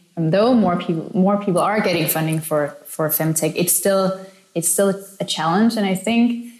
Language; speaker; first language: English; non-native, fluent; Danish